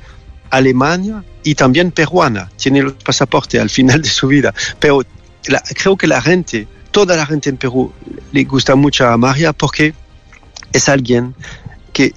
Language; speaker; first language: Spanish; non-native, learner; French